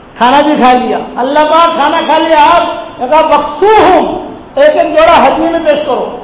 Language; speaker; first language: Urdu; non-native, local second language; Gujarati